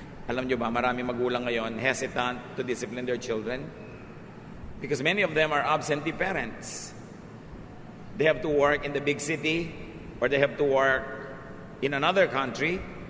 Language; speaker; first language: English; non-native, local second language; Filipino